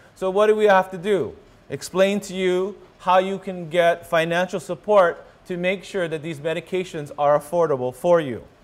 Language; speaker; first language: English; native; English